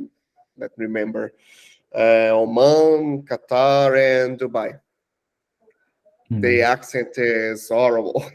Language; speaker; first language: English; non-native, learner; Portuguese